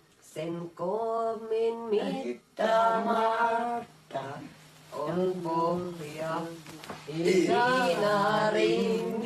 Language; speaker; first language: Finnish; native; Finnish